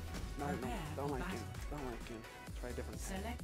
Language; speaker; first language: English; native; English